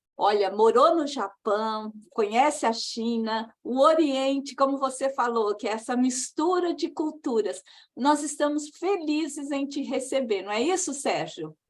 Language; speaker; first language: Portuguese; native; Portuguese